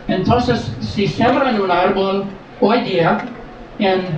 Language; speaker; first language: Spanish; non-native, learner; English